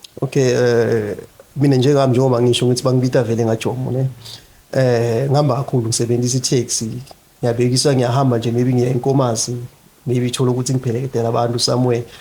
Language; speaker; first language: Zulu; non-native, local second language; Swati